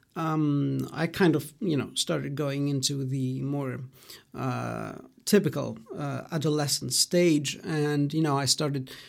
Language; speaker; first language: English; non-native, fluent; Greek